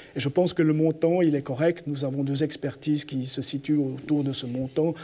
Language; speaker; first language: French; native; French